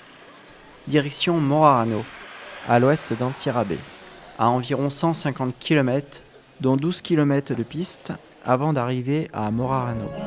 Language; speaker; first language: French; native; French